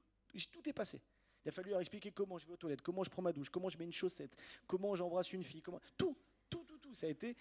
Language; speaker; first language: French; native; French